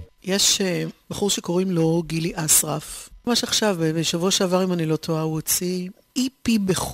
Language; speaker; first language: Hebrew; native; Hebrew